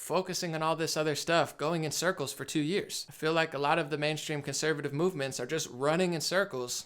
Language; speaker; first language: English; native; English